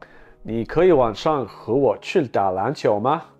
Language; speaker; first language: Chinese; non-native, learner; English